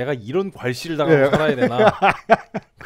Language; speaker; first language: Korean; native; Korean